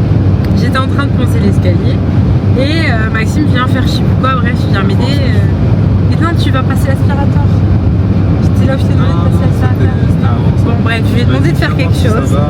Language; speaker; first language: French; native; French